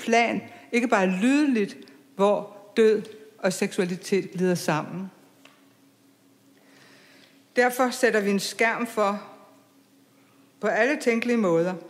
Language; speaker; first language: Danish; native; Danish